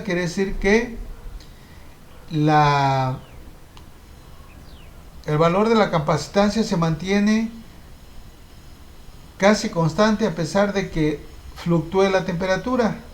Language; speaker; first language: Spanish; native; Spanish